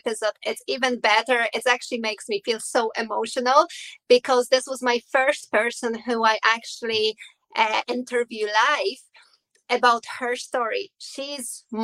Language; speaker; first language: English; non-native, learner; Polish